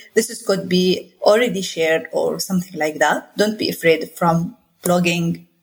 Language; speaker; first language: English; non-native, fluent; Arabic